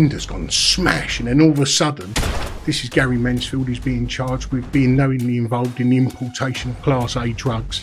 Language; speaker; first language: English; native; English